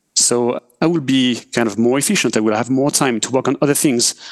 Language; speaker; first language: English; non-native, fluent; French